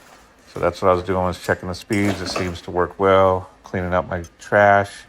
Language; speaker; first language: English; native; English